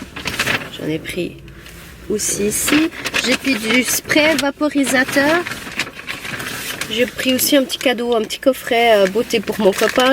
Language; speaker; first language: French; native; French